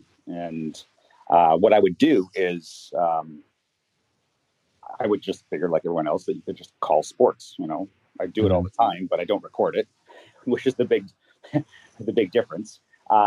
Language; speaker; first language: English; native; English